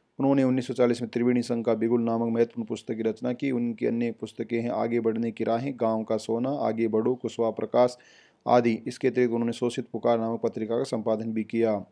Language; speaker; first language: Hindi; native; Hindi